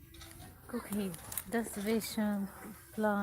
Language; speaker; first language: German; non-native, learner; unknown